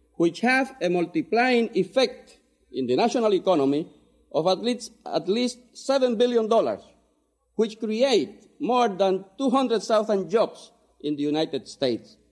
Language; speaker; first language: English; non-native, fluent; Spanish